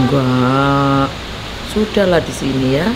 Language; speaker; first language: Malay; non-native, local second language; Javanese